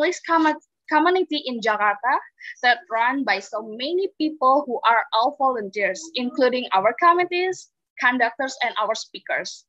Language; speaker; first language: English; non-native, fluent; Indonesian